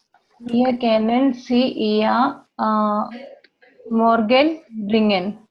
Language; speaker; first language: German; non-native, learner; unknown